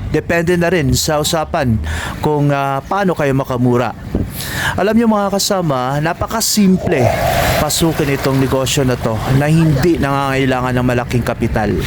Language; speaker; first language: Filipino; non-native, local second language; Cebuano